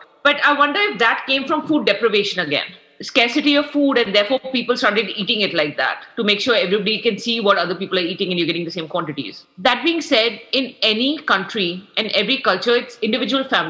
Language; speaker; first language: English; non-native, local second language; Hindi